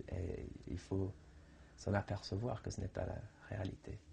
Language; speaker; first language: French; non-native, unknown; English